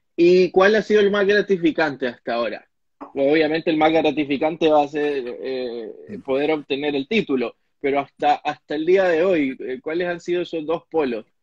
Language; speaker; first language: Spanish; native; Spanish